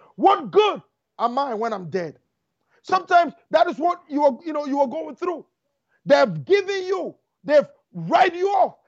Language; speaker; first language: English; non-native, local second language; Akan